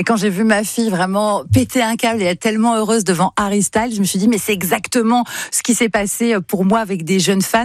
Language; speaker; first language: French; native; French